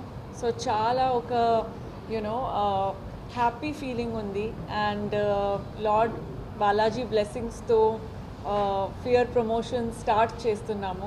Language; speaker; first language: Telugu; non-native, fluent; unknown